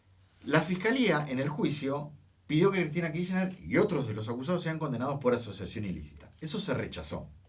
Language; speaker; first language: Spanish; native; Spanish